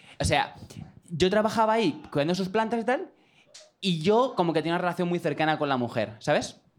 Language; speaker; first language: Spanish; native; Spanish